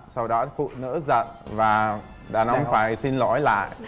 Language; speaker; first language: Vietnamese; non-native, fluent; Czech